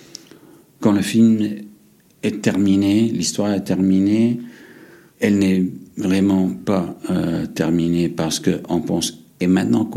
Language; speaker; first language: French; non-native, fluent; English